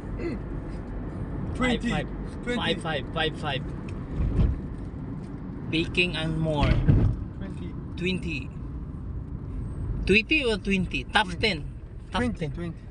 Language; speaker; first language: English; non-native, learner; Filipino